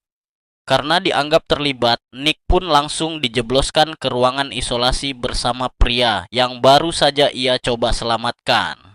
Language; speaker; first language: Indonesian; native; Indonesian